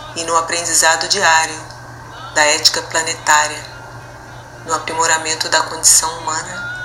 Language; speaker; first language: Portuguese; native; Portuguese